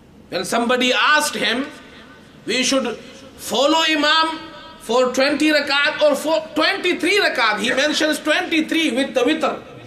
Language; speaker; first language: English; non-native, local second language; Urdu